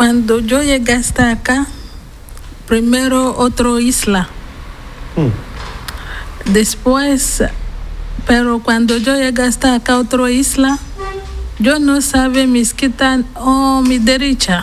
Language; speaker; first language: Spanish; non-native, learner; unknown